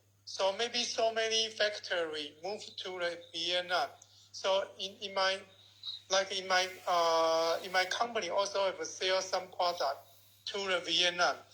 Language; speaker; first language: English; non-native, learner; Chinese